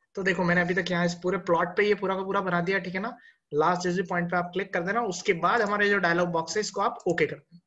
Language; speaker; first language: Hindi; native; Hindi